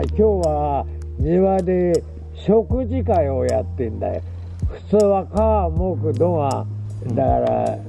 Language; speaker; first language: Japanese; native; Japanese